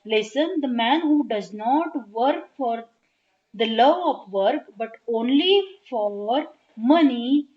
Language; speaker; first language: English; non-native, local second language; Marathi